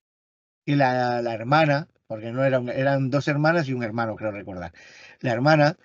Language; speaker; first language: Spanish; native; Spanish